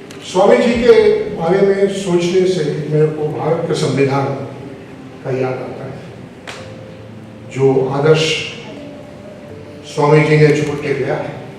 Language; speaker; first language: Hindi; non-native, local second language; Assamese